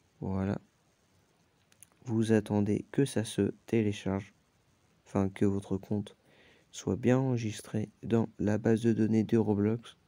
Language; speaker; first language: French; native; French